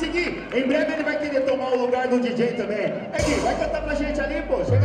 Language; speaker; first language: Portuguese; native; Portuguese